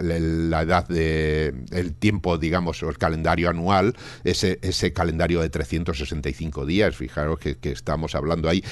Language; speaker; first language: Spanish; native; Spanish